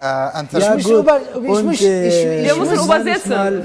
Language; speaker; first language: German; non-native, fluent; Kurdish